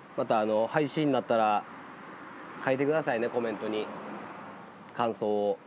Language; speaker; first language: Japanese; native; Japanese